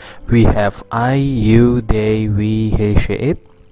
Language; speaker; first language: English; non-native, fluent; Indonesian